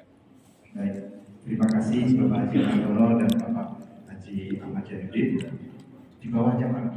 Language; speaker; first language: Indonesian; native; Indonesian